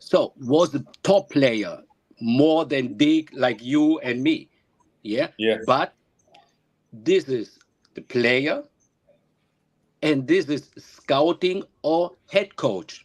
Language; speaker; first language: English; non-native, learner; German